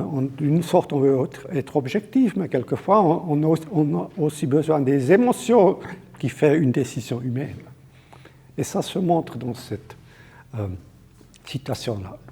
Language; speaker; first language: French; non-native, local second language; German